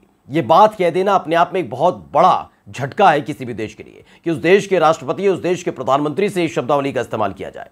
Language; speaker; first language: Hindi; native; Hindi